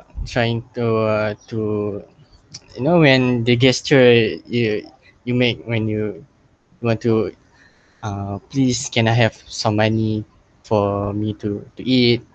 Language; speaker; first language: English; non-native, local second language; Malay